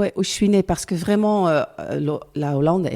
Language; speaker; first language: French; non-native, learner; Dutch